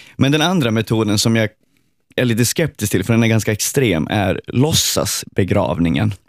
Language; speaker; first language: Swedish; native; Swedish